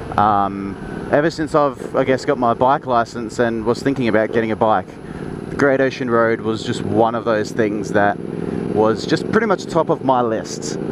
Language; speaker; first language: English; native; English